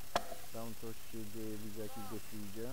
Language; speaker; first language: Polish; native; Polish